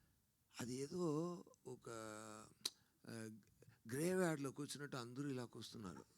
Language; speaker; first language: Telugu; non-native, learner; Tamil